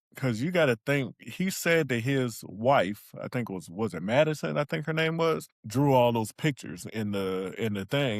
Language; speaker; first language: English; native; English